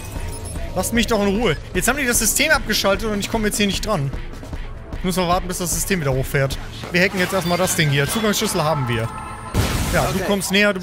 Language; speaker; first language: German; native; German